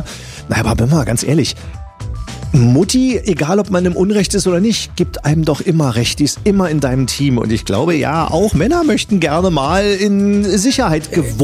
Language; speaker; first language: German; native; German